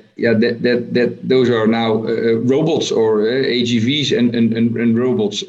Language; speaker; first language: English; non-native, fluent; Dutch